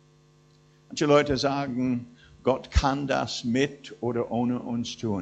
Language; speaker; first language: German; non-native, fluent; English